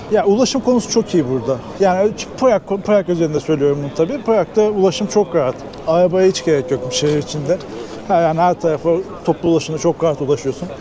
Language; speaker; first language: Turkish; native; Turkish